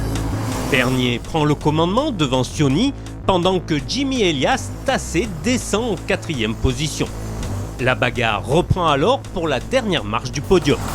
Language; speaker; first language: French; native; French